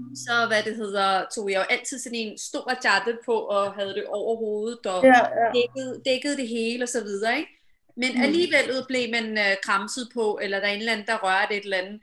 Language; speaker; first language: Danish; early bilingual, other home language; Urdu